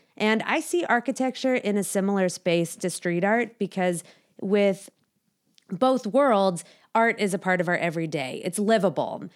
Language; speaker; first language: English; native; English